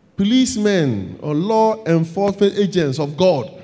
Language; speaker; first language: English; non-native, local second language; Akan